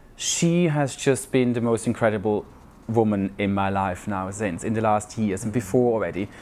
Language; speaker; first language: English; non-native, fluent; Swiss German